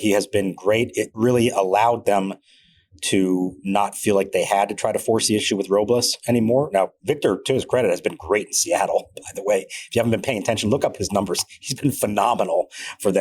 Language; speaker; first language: English; native; English